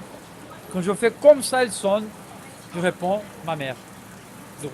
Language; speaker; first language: French; non-native, fluent; Portuguese